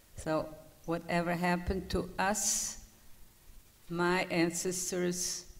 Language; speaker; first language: English; non-native, fluent; Ladino